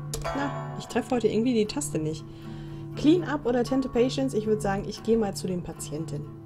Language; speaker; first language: German; native; German